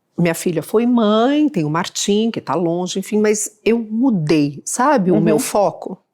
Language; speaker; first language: Portuguese; early bilingual, other home language; Spanish